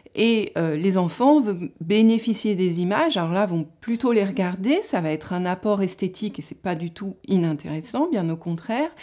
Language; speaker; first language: French; native; French